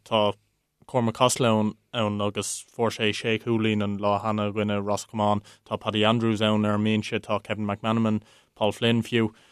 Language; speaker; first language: Irish; native; Irish